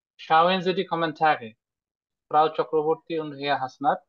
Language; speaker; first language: German; non-native, fluent; Bangla